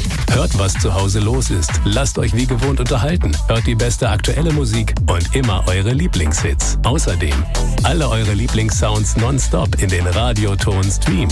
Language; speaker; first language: German; native; German